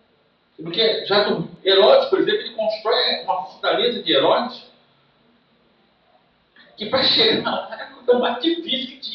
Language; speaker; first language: Portuguese; native; Portuguese